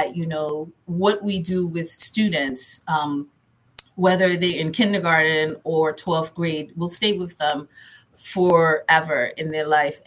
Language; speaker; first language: English; early bilingual, other home language; Haitian Creole